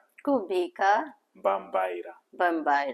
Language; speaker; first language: Shona; non-native, learner; Urdu